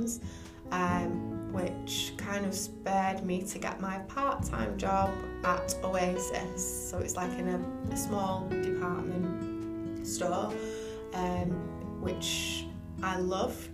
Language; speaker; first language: English; native; English